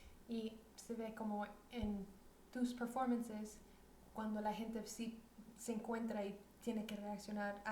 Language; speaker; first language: Spanish; early bilingual, heritage; Spanish